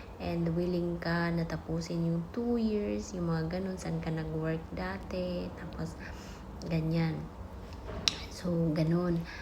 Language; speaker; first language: Filipino; non-native, local second language; Waray